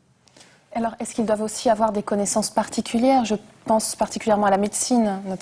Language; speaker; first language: French; native; French